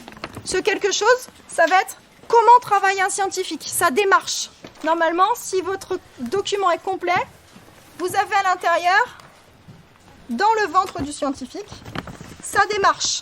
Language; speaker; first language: French; native; French